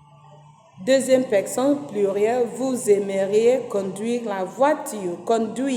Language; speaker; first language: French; non-native, fluent; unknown